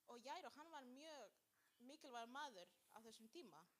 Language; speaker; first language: Icelandic; non-native, learner; Spanish